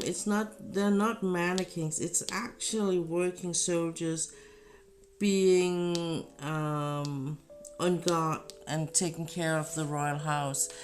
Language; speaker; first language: English; non-native, fluent; Danish